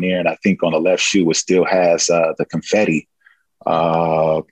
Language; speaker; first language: English; native; English